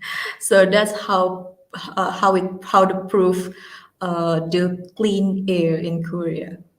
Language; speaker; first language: English; non-native, learner; Indonesian